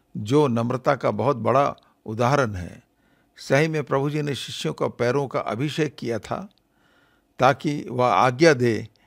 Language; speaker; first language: Hindi; native; Hindi